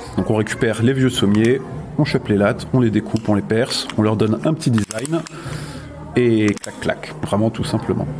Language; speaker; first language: French; native; French